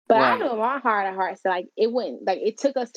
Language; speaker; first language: English; native; English